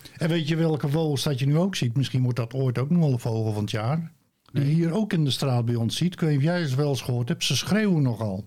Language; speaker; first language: Dutch; native; Dutch